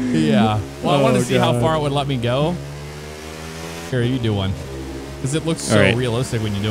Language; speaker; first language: English; native; English